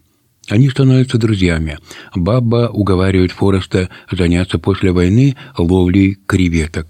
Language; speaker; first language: Russian; native; Russian